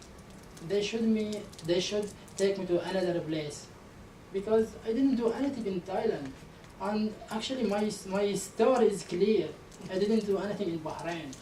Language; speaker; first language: English; non-native, learner; Arabic